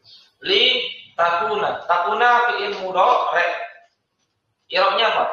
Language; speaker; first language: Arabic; non-native, fluent; Indonesian